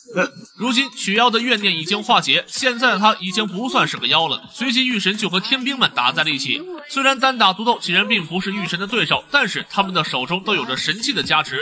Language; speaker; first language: Chinese; native; Chinese